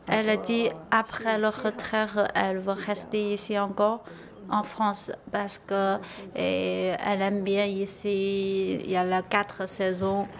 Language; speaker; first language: French; non-native, learner; Chinese